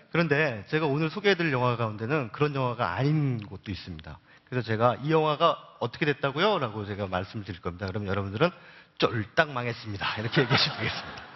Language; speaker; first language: Korean; native; Korean